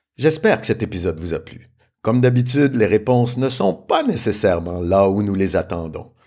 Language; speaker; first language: French; native; French